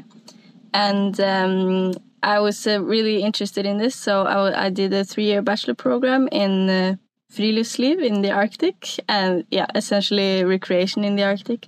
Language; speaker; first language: English; non-native, fluent; Norwegian